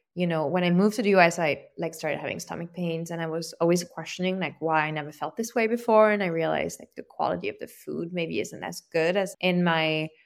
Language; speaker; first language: English; non-native, fluent; French